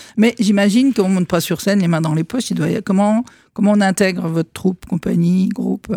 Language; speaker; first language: French; native; French